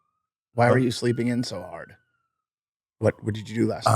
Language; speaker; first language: English; native; English